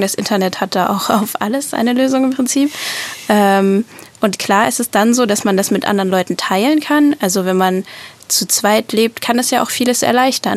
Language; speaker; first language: German; native; German